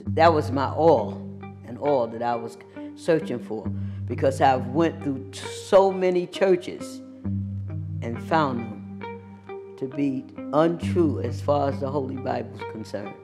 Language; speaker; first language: English; native; English